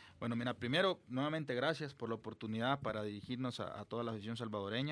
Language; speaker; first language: Spanish; native; Spanish